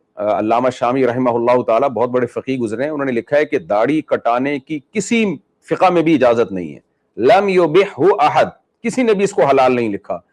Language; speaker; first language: Urdu; native; Urdu